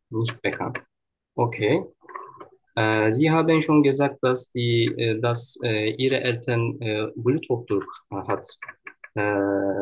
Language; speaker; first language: German; non-native, learner; Turkish